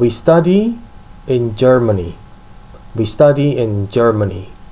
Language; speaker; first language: English; non-native, fluent; Indonesian